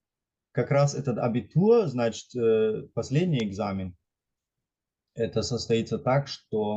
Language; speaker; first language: Russian; non-native, fluent; German